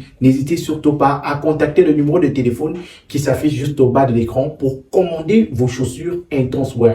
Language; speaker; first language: French; native; French